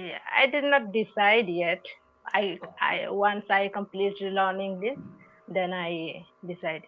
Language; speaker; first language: English; non-native, learner; Odia